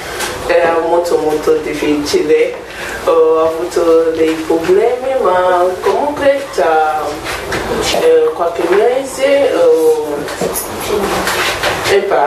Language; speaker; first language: Italian; non-native, learner; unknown